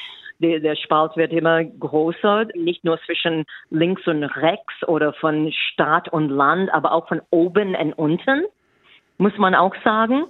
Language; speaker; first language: German; non-native, fluent; English